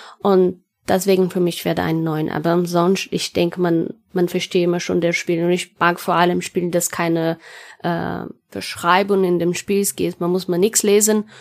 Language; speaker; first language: German; non-native, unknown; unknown